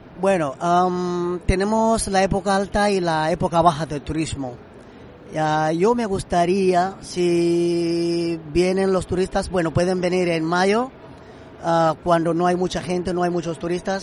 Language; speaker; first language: Spanish; non-native, fluent; Swahili